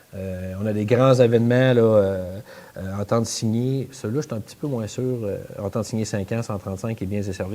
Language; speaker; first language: French; native; French